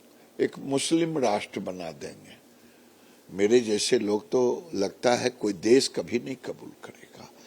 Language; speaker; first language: Hindi; native; Hindi